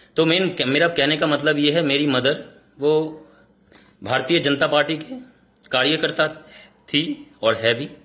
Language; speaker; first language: Hindi; non-native, local second language; Bangla